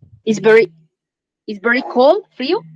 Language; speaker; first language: English; non-native, fluent; Spanish